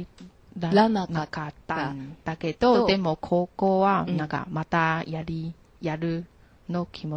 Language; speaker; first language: Japanese; non-native, learner; Chinese